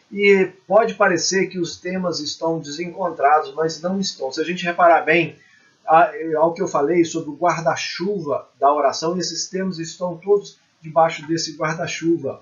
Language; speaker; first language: Portuguese; native; Portuguese